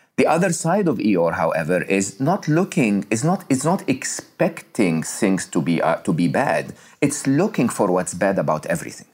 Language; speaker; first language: English; non-native, fluent; Arabic